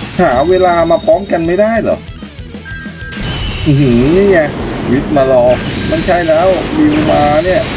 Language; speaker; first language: Thai; native; Thai